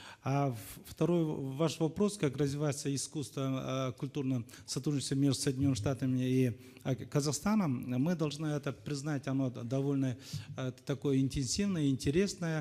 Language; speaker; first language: Russian; non-native, local second language; Kazakh